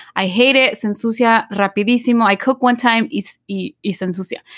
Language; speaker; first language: English; early bilingual, other home language; Spanish